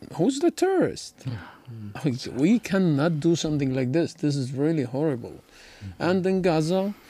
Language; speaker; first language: English; non-native, learner; Arabic